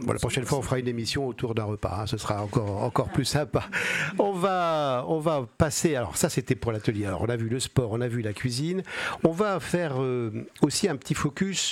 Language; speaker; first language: French; native; French